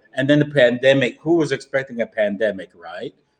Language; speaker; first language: English; native; English